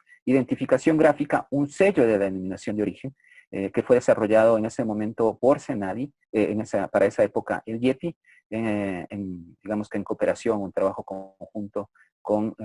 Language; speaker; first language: Spanish; native; Spanish